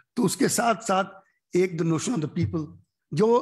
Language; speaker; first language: Hindi; native; Hindi